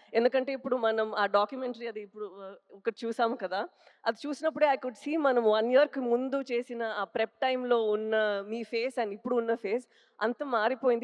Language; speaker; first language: Telugu; non-native, fluent; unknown